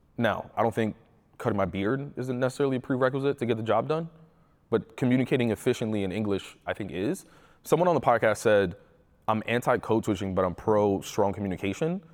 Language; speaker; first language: English; early bilingual, other home language; Spanish